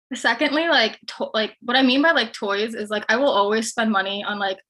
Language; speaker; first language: English; native; English